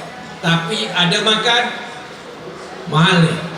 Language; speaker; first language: Malay; native; Malay